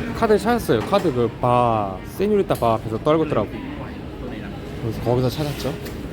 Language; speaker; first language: Korean; native; Korean